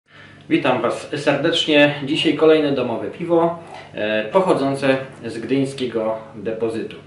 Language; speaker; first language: Polish; native; Polish